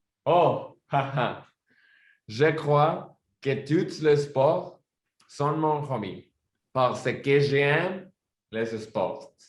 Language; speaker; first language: French; non-native, learner; Spanish